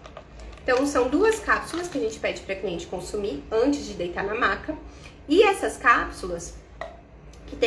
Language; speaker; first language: Portuguese; native; Portuguese